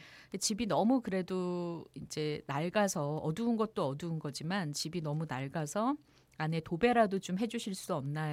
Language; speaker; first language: Korean; native; Korean